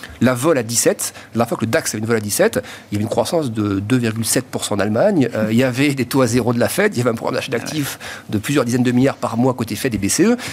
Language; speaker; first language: French; native; French